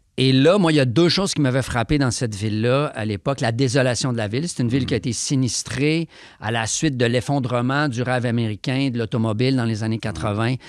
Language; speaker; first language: French; native; French